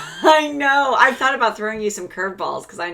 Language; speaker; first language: English; native; English